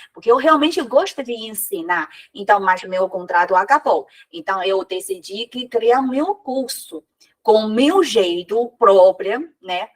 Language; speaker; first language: Portuguese; non-native, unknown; Chinese